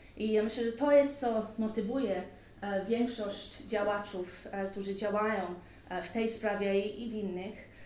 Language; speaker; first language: Polish; early bilingual, heritage; Polish